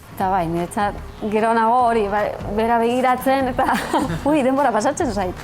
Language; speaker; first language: Basque; non-native, learner; Spanish